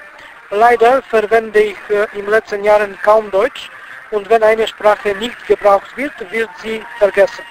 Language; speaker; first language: German; non-native, fluent; Bulgarian